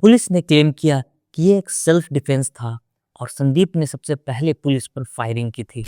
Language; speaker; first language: Hindi; native; Hindi